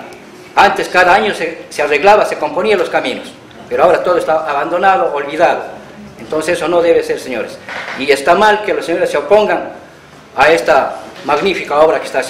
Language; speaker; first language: Spanish; native; Spanish